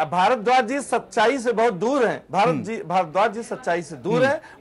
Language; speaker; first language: Hindi; native; Hindi